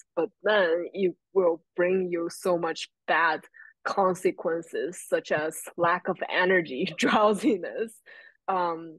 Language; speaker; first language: English; non-native, fluent; Chinese